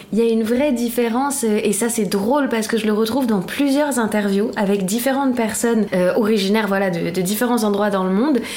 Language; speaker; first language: French; native; French